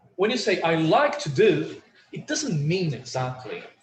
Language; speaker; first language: English; non-native, fluent; Portuguese